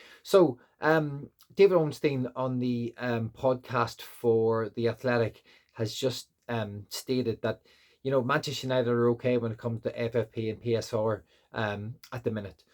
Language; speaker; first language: English; native; English